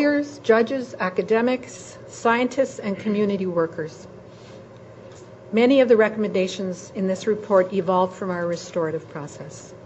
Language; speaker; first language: English; native; English